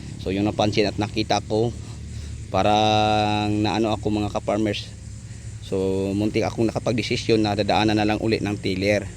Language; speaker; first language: Filipino; non-native, local second language; Cebuano